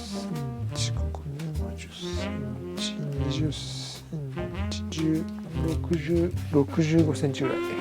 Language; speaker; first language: Japanese; native; Japanese